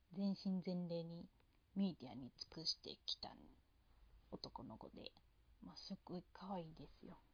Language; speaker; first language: Japanese; non-native, fluent; Chinese